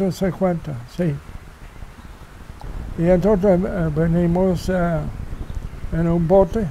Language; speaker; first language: Spanish; non-native, fluent; English